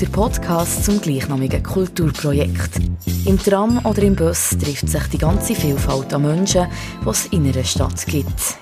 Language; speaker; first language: German; native; German